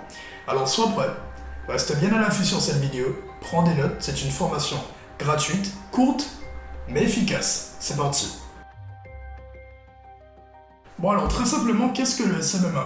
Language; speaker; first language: French; native; French